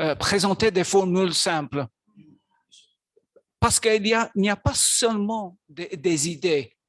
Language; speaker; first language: French; non-native, learner; Maltese